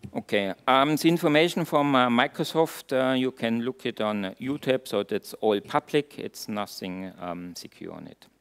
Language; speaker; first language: English; non-native, fluent; German